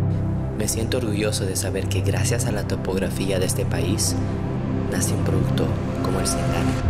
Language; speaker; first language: Spanish; native; Spanish